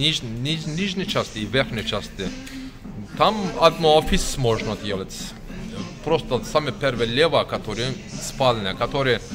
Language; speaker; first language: Russian; non-native, learner; Turkish